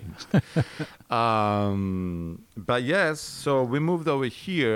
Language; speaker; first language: English; non-native, learner; Italian